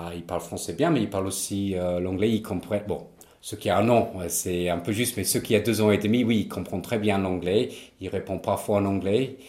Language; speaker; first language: French; non-native, fluent; English